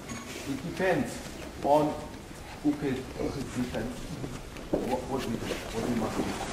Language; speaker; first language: English; non-native, learner; German